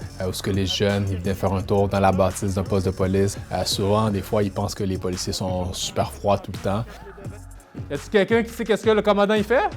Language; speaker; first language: French; early bilingual, other home language; Haitian Creole